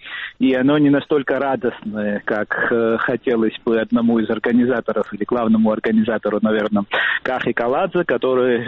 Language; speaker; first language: Russian; non-native, fluent; Georgian